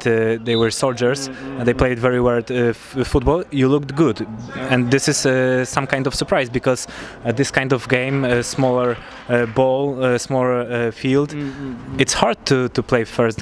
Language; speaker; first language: English; non-native, fluent; Polish